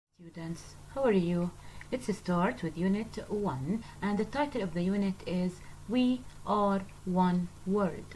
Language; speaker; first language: English; non-native, fluent; Arabic